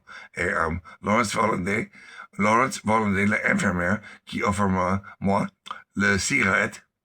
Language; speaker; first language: French; non-native, learner; English